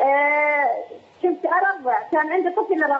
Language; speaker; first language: Arabic; native; Arabic